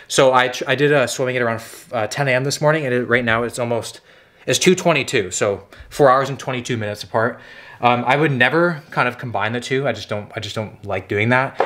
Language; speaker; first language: English; native; English